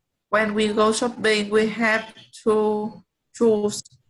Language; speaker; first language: English; non-native, learner; Vietnamese